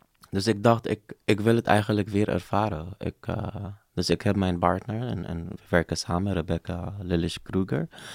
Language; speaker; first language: Dutch; non-native, fluent; Arabic